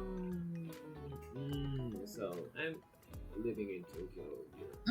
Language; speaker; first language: English; non-native, fluent; Japanese